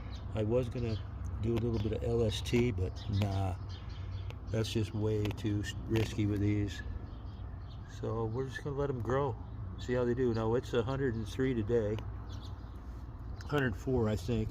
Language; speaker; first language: English; native; English